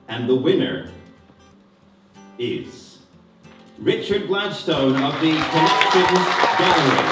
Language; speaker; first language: English; native; English